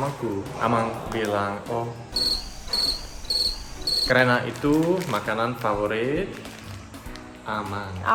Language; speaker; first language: Indonesian; non-native, learner; German